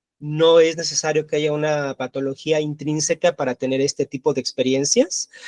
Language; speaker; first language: Spanish; native; Spanish